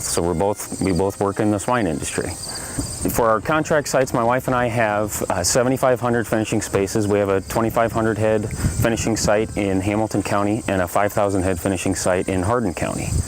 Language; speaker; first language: English; native; English